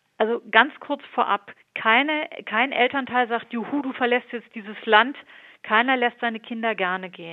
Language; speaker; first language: German; native; German